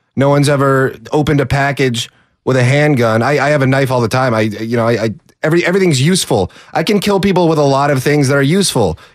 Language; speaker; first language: English; native; English